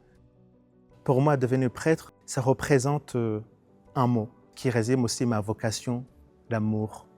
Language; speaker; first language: French; non-native, local second language; Kinyarwanda